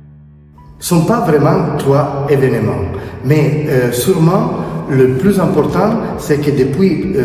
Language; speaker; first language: French; non-native, fluent; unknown